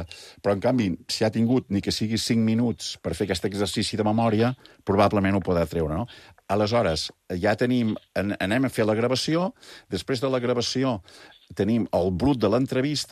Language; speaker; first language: Catalan; native; Catalan